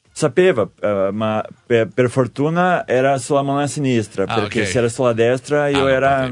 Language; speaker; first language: Italian; non-native, learner; Portuguese